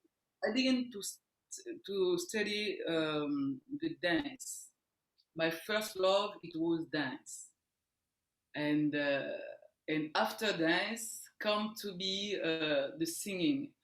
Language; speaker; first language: English; non-native, learner; French